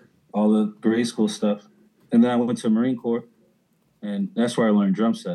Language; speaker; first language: English; early bilingual, other home language; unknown